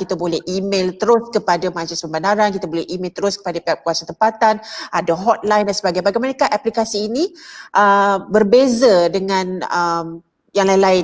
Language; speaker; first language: Malay; native; Malay